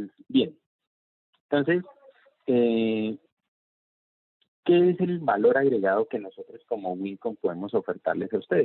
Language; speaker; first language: Spanish; native; Spanish